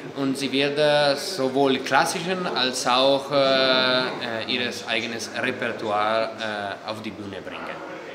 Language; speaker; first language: German; non-native, fluent; Italian